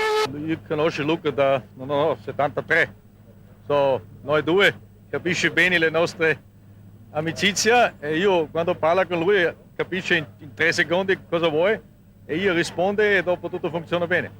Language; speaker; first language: Italian; non-native, fluent; German